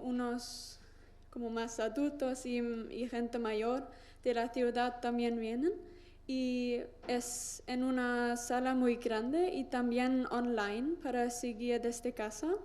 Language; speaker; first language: Spanish; non-native, learner; German